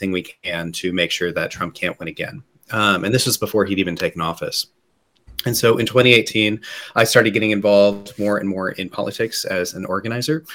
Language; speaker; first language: English; native; English